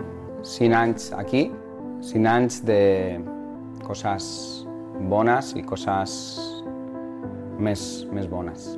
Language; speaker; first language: Catalan; non-native, learner; Spanish